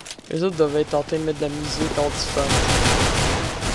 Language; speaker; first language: French; native; French